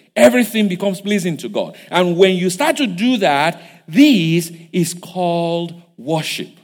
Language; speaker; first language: English; non-native, local second language; Yoruba